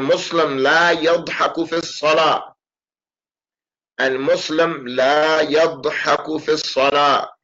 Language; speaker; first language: Arabic; non-native, fluent; English